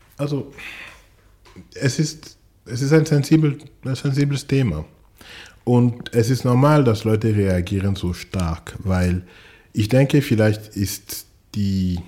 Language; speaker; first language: German; non-native, fluent; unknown